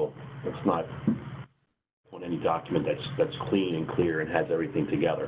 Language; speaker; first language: English; native; English